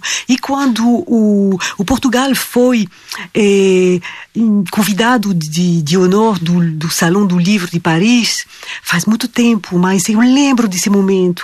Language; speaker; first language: Portuguese; non-native, fluent; French